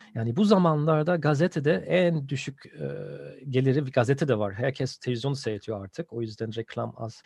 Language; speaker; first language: Turkish; non-native, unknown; German